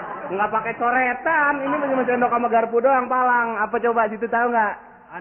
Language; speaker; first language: Indonesian; native; Indonesian